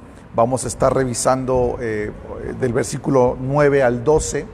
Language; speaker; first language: Spanish; native; Spanish